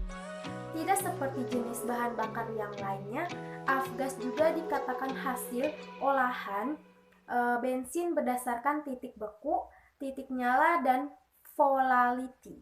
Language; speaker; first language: Indonesian; native; Indonesian